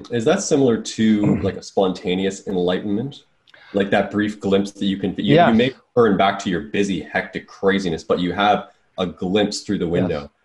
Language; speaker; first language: English; native; English